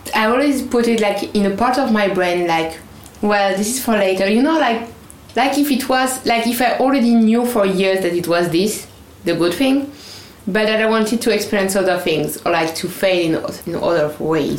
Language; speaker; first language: English; non-native, fluent; French